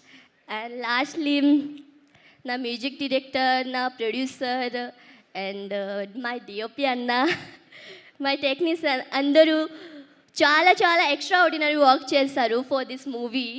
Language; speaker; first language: Telugu; early bilingual, heritage; Telugu